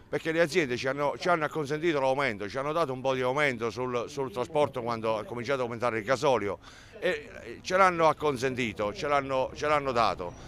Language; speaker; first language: Italian; native; Italian